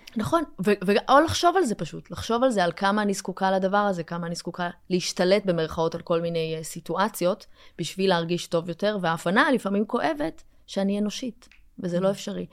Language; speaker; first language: Hebrew; early bilingual, other home language; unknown